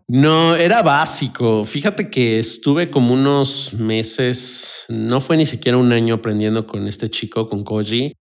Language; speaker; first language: Spanish; native; Spanish